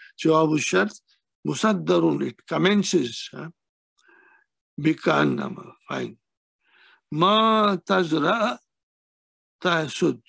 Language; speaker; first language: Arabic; non-native, fluent; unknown